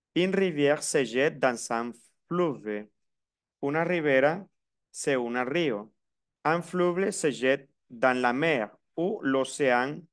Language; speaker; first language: Spanish; native; Spanish